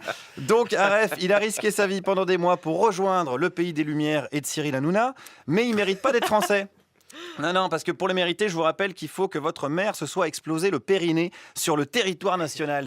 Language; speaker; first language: French; native; French